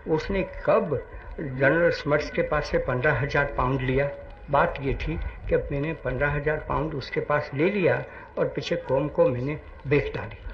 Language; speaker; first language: Hindi; non-native, local second language; Gujarati